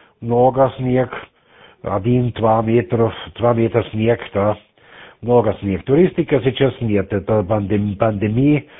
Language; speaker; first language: Russian; non-native, learner; German